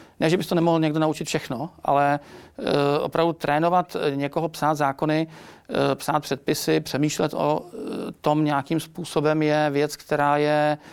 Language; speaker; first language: Czech; native; Czech